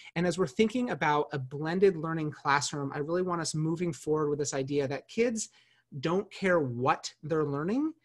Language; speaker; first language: English; native; English